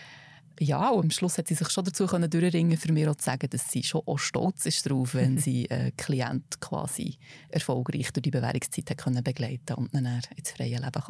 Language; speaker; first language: German; native; German